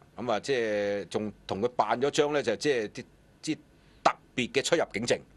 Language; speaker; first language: Cantonese; early bilingual, other home language; Wu Chinese